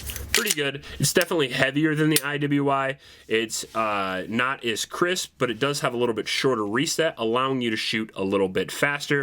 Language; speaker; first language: English; native; English